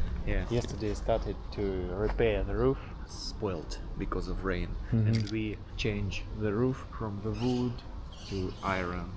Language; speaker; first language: English; non-native, fluent; Russian